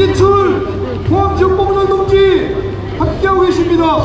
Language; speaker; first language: Korean; native; Korean